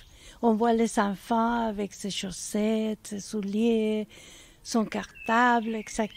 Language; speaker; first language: French; non-native, fluent; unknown